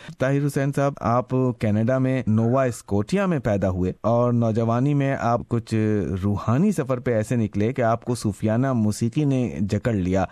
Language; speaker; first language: Urdu; native; Urdu